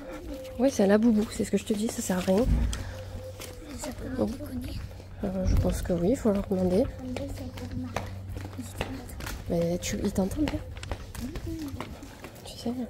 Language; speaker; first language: French; native; French